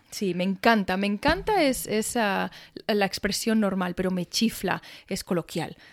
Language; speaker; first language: Spanish; native; Spanish